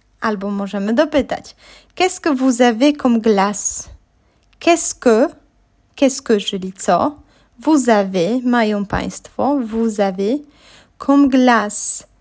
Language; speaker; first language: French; non-native, fluent; Polish